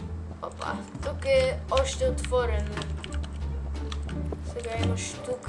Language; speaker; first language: Bulgarian; early bilingual, heritage; Bulgarian